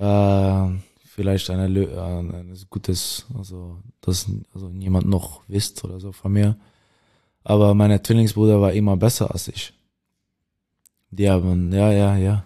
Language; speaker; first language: German; non-native, learner; Dutch